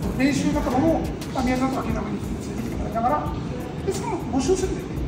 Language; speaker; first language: Japanese; native; Japanese